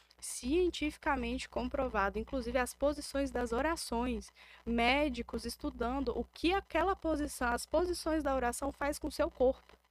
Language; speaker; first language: Portuguese; native; Portuguese